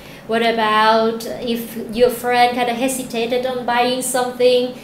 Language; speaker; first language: English; non-native, fluent; Thai